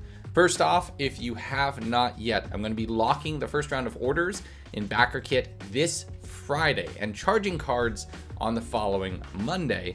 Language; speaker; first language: English; native; English